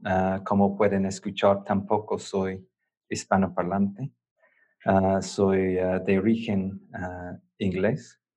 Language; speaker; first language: Spanish; non-native, fluent; English